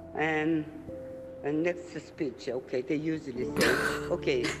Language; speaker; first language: English; non-native, fluent; Korean